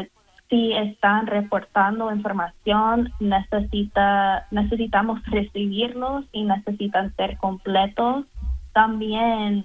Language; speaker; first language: Spanish; non-native, fluent; English